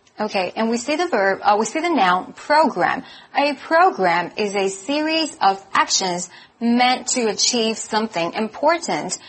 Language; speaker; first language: English; non-native, fluent; Chinese